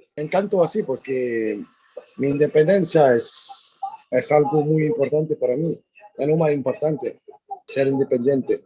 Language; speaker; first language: Spanish; non-native, learner; French